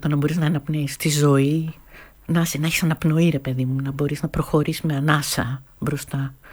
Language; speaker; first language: Greek; native; Greek